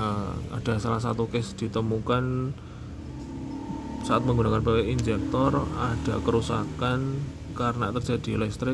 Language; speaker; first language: Indonesian; native; Indonesian